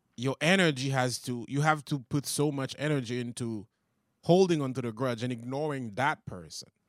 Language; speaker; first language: English; non-native, fluent; Haitian Creole